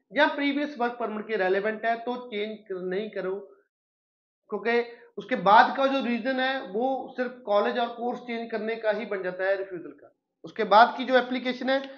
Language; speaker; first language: Hindi; non-native, local second language; Punjabi